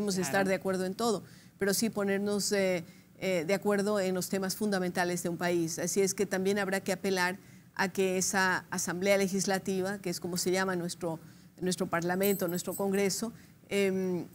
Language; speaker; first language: Spanish; native; Spanish